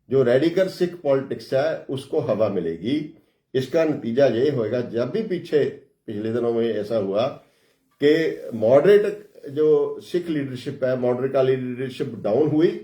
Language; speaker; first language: Hindi; non-native, local second language; Punjabi